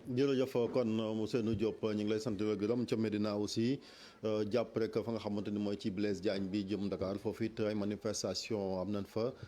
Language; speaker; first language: Wolof; native; Wolof